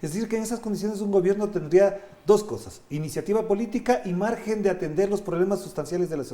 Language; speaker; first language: Spanish; native; Spanish